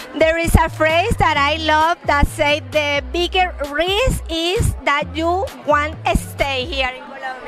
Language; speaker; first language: English; non-native, learner; Spanish